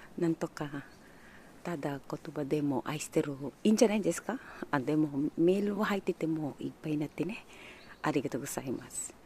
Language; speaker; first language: Japanese; non-native, learner; Filipino